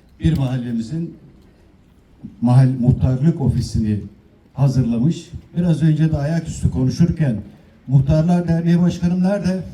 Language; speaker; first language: Turkish; native; Turkish